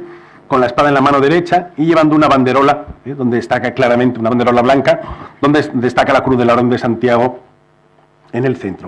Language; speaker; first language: Spanish; native; Spanish